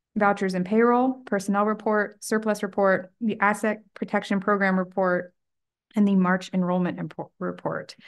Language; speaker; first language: English; native; English